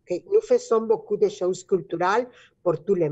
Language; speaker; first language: French; non-native, fluent; Spanish